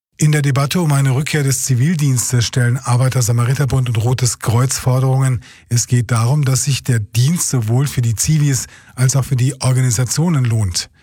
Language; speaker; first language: German; native; German